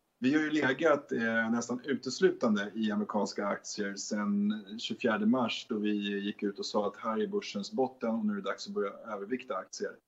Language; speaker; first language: Swedish; native; Swedish